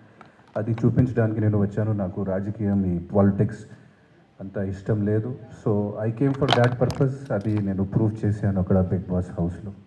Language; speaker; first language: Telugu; non-native, local second language; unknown